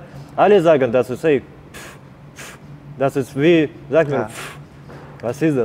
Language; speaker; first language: German; non-native, learner; Russian